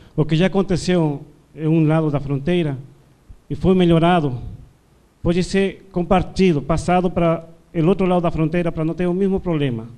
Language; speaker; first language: Portuguese; non-native, learner; Spanish